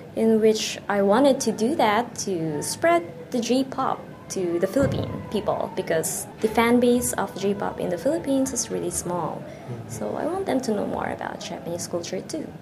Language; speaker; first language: English; non-native, local second language; Filipino